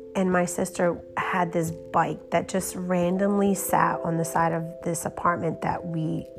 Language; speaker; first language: English; early bilingual, other home language; Romanian